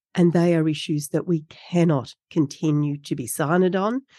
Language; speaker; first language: English; native; English